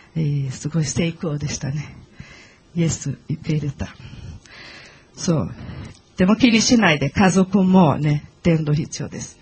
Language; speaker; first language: Japanese; non-native, learner; Portuguese